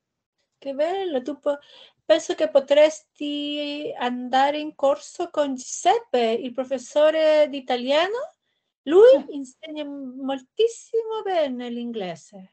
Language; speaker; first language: Italian; non-native, learner; Spanish